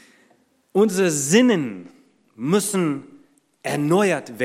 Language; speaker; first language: German; non-native, fluent; English